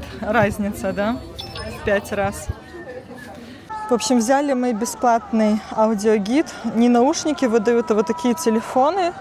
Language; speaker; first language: Russian; native; Russian